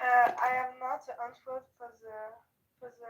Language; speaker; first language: English; non-native, learner; French